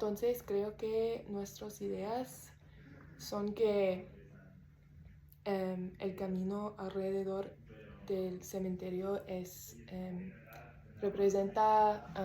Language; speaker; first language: Spanish; non-native, learner; English